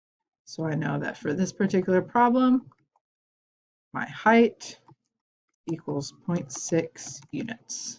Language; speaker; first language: English; native; English